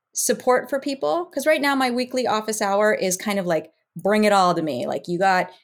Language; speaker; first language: English; native; English